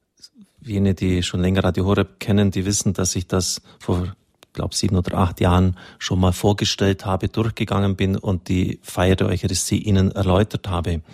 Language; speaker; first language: German; native; German